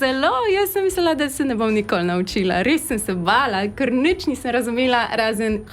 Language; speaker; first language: Slovenian; non-native, fluent; Polish